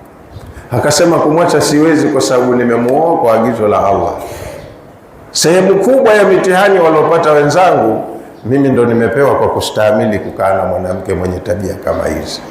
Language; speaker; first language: Swahili; native; Swahili